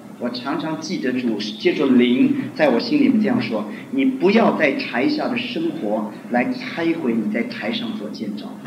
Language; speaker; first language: Chinese; non-native, local second language; Hakka Chinese